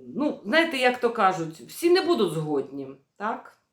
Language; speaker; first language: Ukrainian; non-native, local second language; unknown